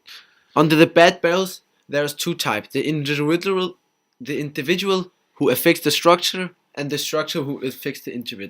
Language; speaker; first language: English; non-native, fluent; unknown